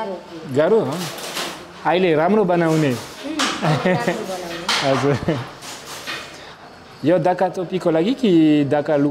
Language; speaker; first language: Nepali; non-native, learner; French